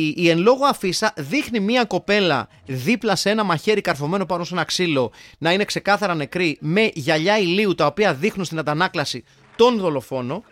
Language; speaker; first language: Greek; native; Greek